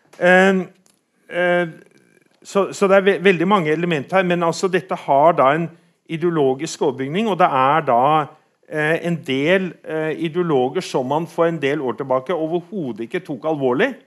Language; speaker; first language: Norwegian; native; Norwegian